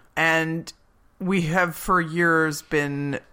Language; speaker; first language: English; native; English